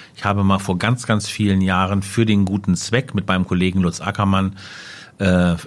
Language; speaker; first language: German; native; German